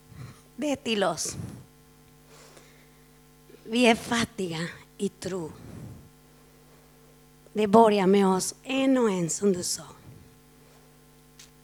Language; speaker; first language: Swedish; non-native, fluent; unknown